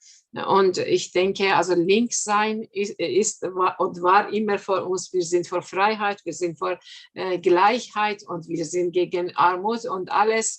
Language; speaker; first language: German; non-native, fluent; Persian